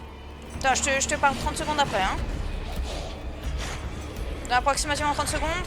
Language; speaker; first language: French; native; French